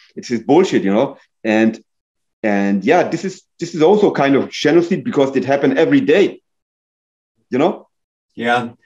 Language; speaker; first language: English; non-native, fluent; German